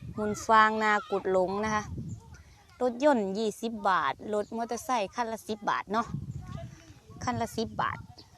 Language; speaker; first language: Thai; native; Thai